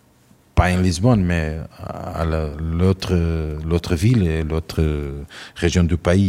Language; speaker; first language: French; non-native, learner; Portuguese